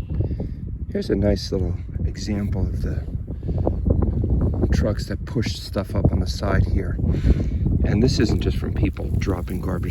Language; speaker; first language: English; native; English